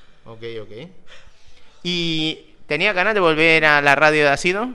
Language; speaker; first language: Spanish; native; Spanish